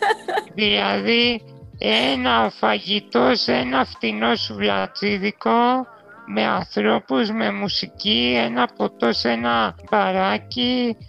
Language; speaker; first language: Greek; non-native, fluent; Romanian